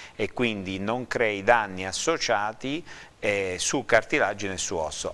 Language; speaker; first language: Italian; native; Italian